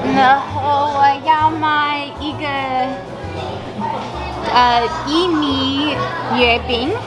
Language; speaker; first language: Chinese; non-native, learner; English